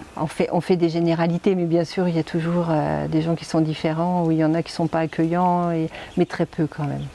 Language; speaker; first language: French; native; French